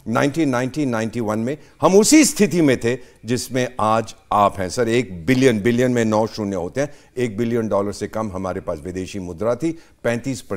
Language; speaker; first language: Hindi; native; Hindi